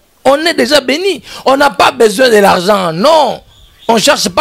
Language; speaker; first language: French; non-native, local second language; Lingala